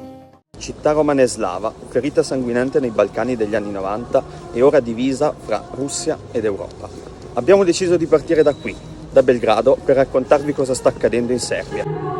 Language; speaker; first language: Italian; native; Italian